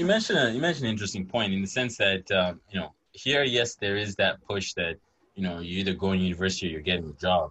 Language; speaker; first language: English; non-native, local second language; Yoruba